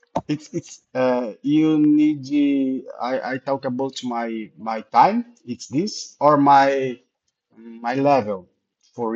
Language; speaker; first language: English; non-native, learner; Portuguese